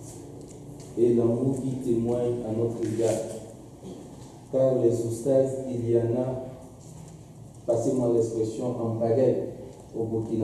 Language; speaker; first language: French; non-native, local second language; Dyula